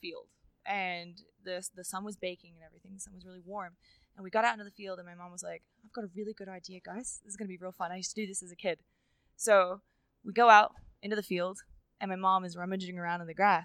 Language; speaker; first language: English; native; English